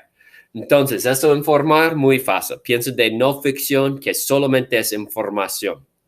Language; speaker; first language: Spanish; non-native, fluent; English